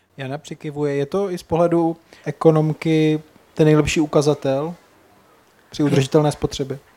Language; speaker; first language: Czech; native; Czech